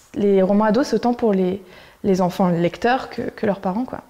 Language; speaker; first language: French; native; French